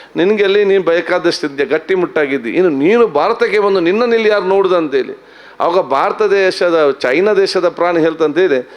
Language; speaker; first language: Kannada; non-native, local second language; Malayalam